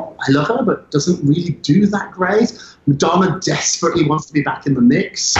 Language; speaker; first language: English; native; English